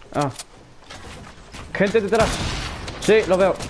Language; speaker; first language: Spanish; non-native, learner; English